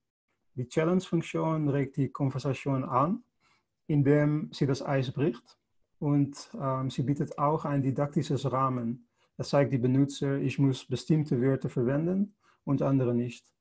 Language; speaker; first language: German; non-native, fluent; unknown